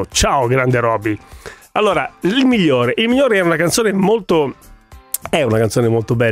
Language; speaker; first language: Italian; native; Italian